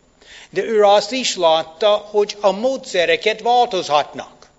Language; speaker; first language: Hungarian; non-native, fluent; English